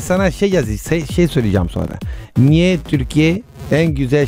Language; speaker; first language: Turkish; non-native, learner; Italian